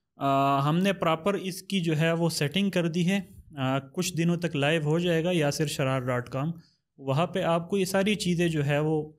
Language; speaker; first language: Urdu; non-native, local second language; Pashto